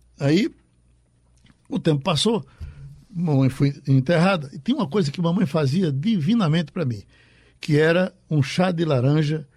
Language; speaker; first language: Portuguese; native; Portuguese